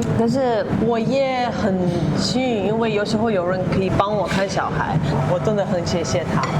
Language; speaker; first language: Chinese; non-native, learner; Russian